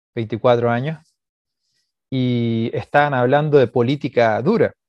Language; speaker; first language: Spanish; native; Spanish